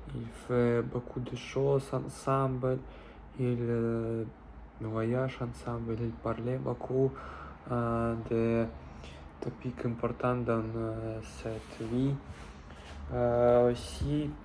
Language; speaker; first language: French; non-native, learner; Russian